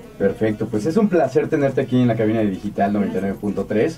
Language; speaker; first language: Spanish; native; Spanish